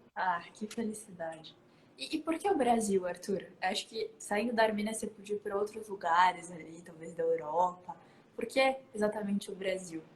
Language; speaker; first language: Portuguese; native; Portuguese